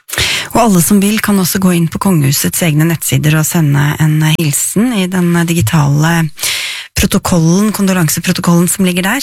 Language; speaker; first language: Norwegian; native; Norwegian